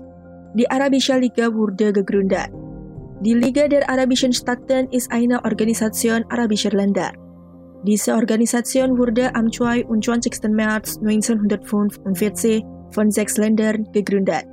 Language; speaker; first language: German; non-native, fluent; Indonesian